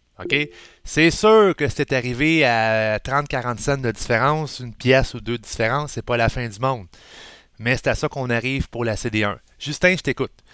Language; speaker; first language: French; native; French